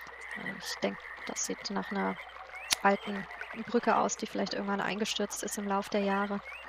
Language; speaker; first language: German; native; German